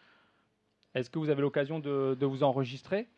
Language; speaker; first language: French; native; French